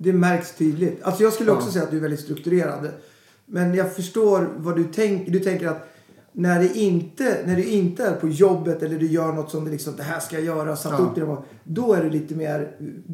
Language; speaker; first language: Swedish; native; Swedish